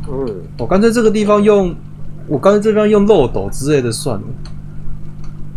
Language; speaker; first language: Chinese; native; Chinese